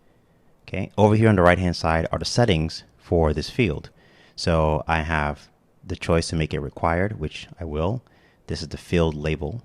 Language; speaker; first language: English; native; English